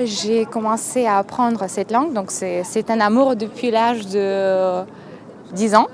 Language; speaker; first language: French; non-native, fluent; Romanian